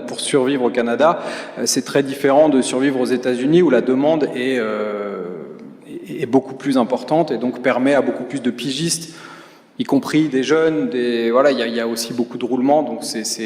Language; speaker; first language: French; native; French